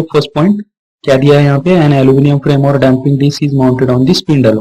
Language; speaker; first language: Hindi; non-native, local second language; Marathi